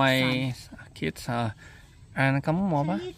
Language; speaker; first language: English; non-native, learner; Indonesian